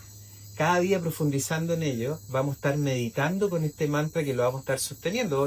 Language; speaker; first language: Spanish; native; Spanish